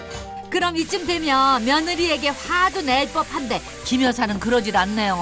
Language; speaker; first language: Korean; native; Korean